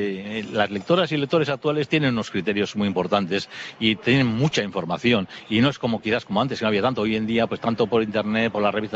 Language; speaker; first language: Spanish; native; Spanish